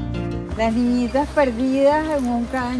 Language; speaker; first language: Spanish; native; Spanish